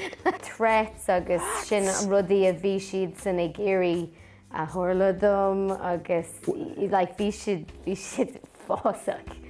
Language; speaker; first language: Irish; non-native, local second language; English